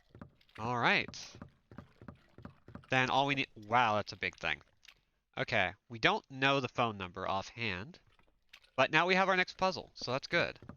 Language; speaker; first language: English; native; English